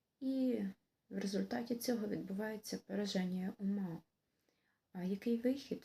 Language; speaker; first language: Ukrainian; native; Ukrainian